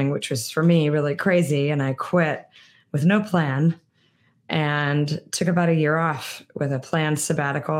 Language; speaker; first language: English; native; English